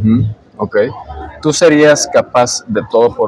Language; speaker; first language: Spanish; native; Spanish